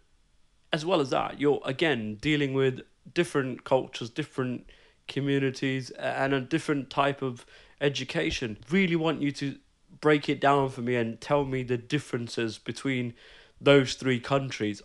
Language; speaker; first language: English; early bilingual, other home language; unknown